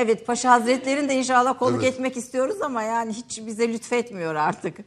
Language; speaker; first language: Turkish; native; Turkish